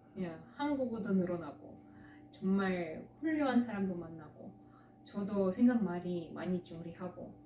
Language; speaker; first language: Korean; non-native, fluent; Russian